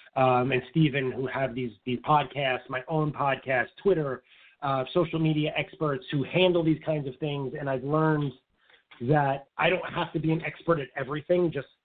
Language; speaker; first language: English; native; English